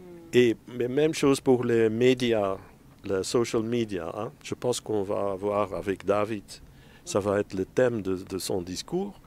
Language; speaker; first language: French; non-native, fluent; Dutch